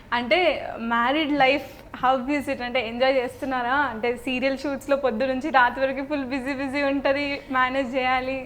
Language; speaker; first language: Telugu; native; Telugu